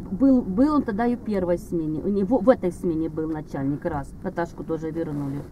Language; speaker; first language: Russian; native; Russian